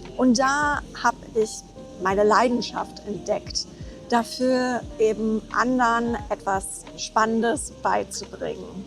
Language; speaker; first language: German; non-native, fluent; English